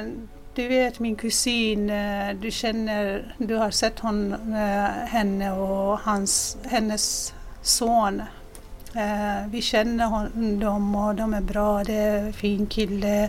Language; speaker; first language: Swedish; non-native, fluent; Persian